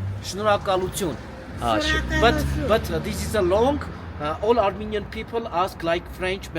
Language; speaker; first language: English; non-native, learner; Armenian